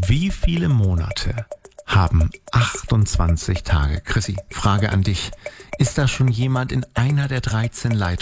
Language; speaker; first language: German; native; German